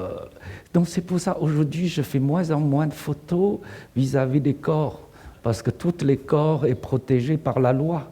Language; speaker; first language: French; non-native, fluent; Chinese